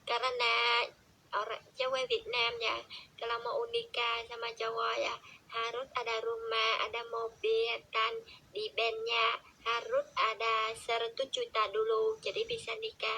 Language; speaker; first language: Indonesian; non-native, learner; Vietnamese